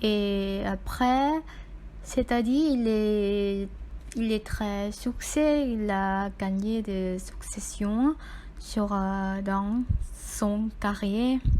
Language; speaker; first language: French; non-native, learner; Thai